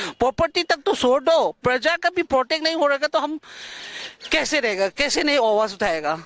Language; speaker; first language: Hindi; non-native, local second language; Manipuri